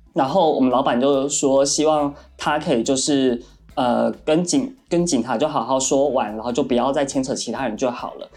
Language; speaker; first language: Chinese; native; Chinese